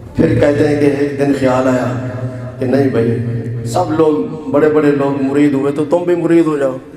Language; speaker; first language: Urdu; non-native, local second language; Punjabi